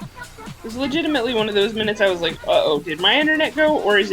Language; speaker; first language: English; native; English